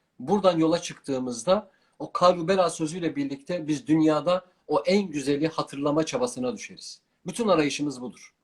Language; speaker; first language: Turkish; non-native, local second language; Kurdish